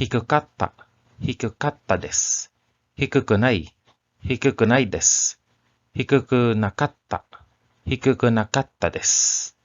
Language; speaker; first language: Japanese; non-native, learner; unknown